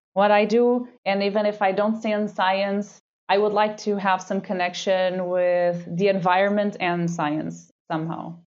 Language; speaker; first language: English; non-native, fluent; Portuguese